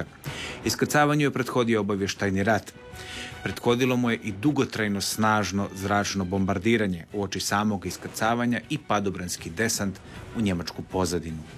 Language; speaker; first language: Serbian; native; Serbian